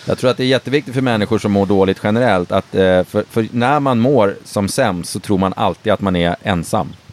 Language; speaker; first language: Swedish; native; Swedish